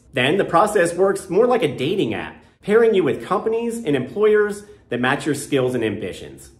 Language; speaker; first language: English; native; English